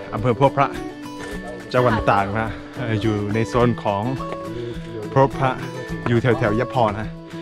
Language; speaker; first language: Thai; non-native, local second language; Karen languages